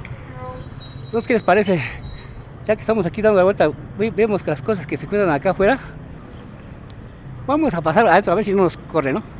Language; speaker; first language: Spanish; native; Spanish